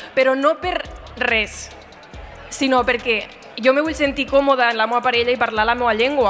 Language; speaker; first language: Catalan; native; Catalan